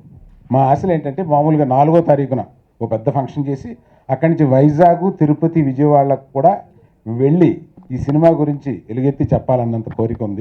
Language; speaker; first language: Telugu; native; Telugu